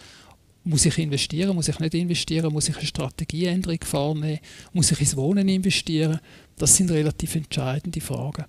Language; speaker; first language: German; native; German